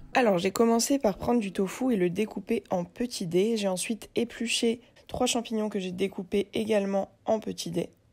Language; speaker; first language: French; native; French